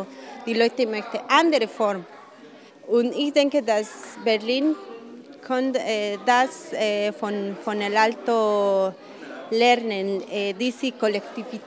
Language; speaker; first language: German; non-native, learner; Spanish